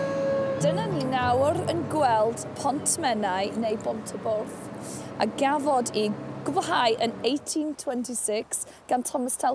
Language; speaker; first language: Welsh; non-native, learner; English